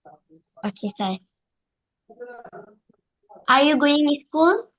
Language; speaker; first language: English; non-native, learner; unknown